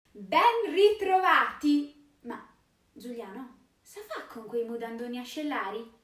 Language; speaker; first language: Italian; native; Italian